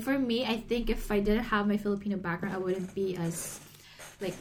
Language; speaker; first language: English; non-native, local second language; Filipino